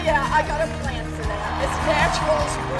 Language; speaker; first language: English; native; English